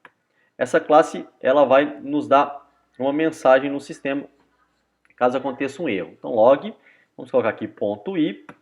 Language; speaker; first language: Portuguese; native; Portuguese